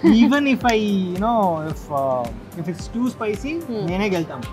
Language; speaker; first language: Telugu; non-native, learner; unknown